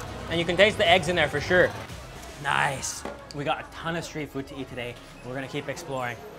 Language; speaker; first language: English; native; English